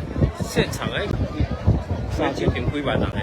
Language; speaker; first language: Chinese; native; Chinese